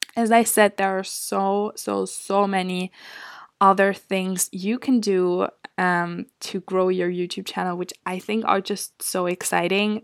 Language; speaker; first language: English; non-native, fluent; German